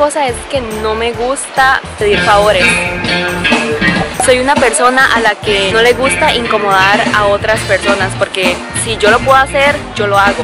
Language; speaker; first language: Spanish; early bilingual, other home language; Cantonese